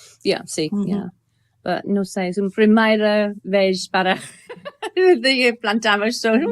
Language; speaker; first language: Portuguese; non-native, learner; English